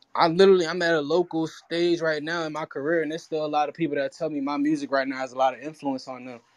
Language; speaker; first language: English; early bilingual, other home language; Haitian Creole